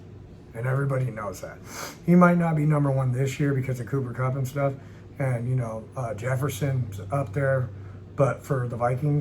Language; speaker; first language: English; native; English